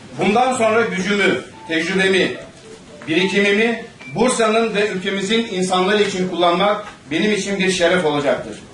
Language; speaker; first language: Turkish; native; Turkish